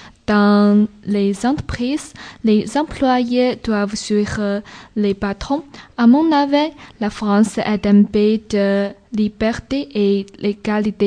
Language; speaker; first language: French; non-native, learner; Chinese